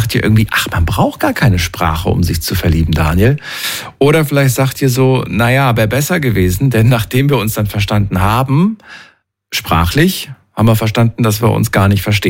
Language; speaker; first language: German; native; German